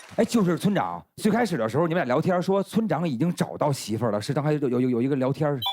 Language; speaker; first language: Chinese; native; Chinese